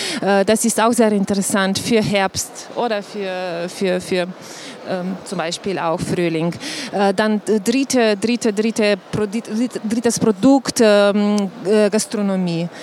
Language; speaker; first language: German; non-native, fluent; Slovenian